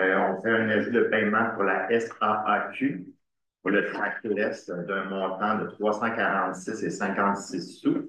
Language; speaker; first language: French; native; French